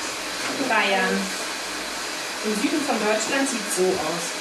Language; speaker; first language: German; native; German